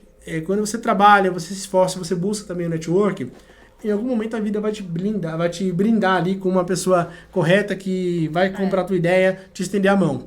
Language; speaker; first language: Portuguese; native; Portuguese